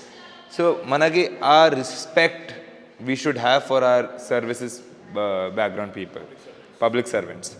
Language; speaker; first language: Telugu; non-native, local second language; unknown